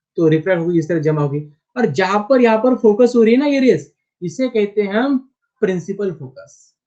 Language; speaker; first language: Hindi; non-native, local second language; Marathi